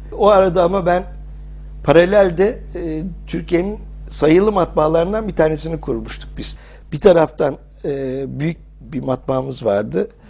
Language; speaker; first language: Turkish; early bilingual, heritage; English